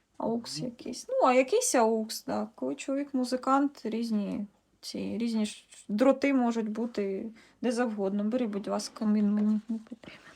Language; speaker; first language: Ukrainian; native; Ukrainian